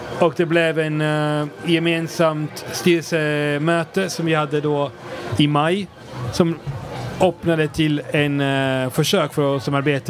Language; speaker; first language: Swedish; non-native, fluent; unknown